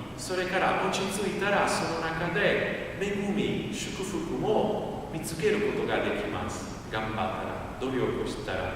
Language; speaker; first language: Japanese; non-native, fluent; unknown